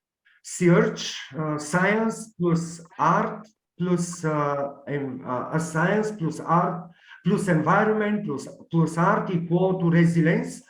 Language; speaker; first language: English; non-native, learner; Bulgarian